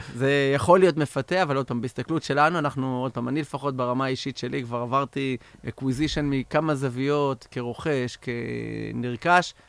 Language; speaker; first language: Hebrew; native; Hebrew